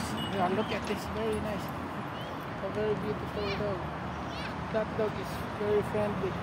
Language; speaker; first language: English; non-native, learner; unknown